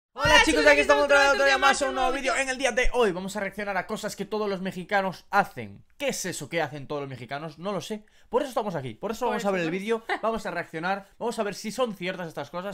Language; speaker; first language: Spanish; native; Spanish